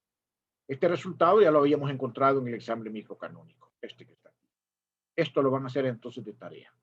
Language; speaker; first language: Spanish; native; Spanish